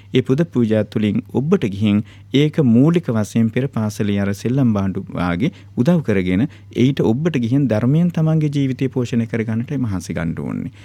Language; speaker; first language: Sinhala; native; Sinhala